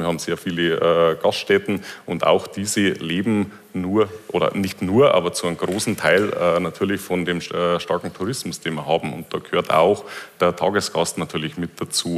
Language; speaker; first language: German; native; German